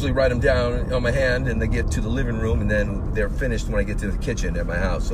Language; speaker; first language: English; native; English